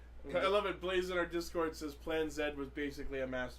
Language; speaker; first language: English; native; English